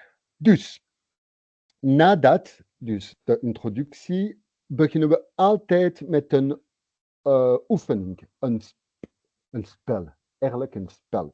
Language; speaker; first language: Dutch; non-native, local second language; French